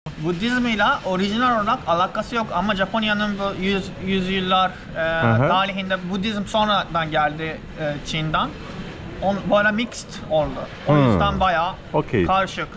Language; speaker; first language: Turkish; non-native, fluent; Japanese